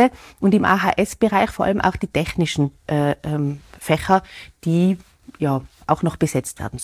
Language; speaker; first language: German; native; German